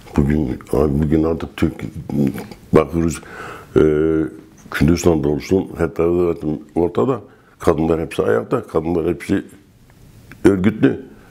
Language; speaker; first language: Turkish; non-native, local second language; Kurdish